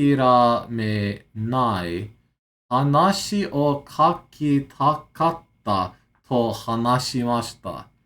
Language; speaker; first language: Japanese; non-native, learner; English